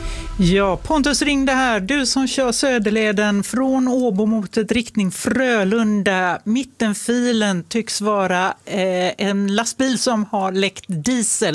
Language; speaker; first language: Swedish; native; Swedish